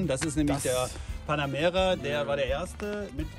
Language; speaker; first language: German; native; German